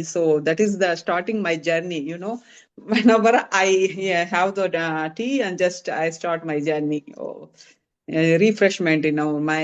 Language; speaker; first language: English; non-native, learner; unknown